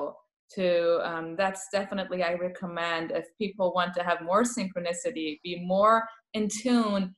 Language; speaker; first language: English; non-native, fluent; Persian